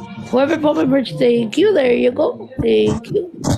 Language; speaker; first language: English; early bilingual, other home language; Spanish